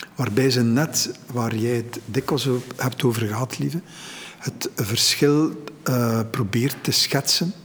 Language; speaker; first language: Dutch; native; Dutch